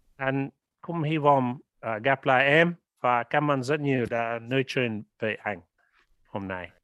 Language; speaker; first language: Vietnamese; non-native, learner; English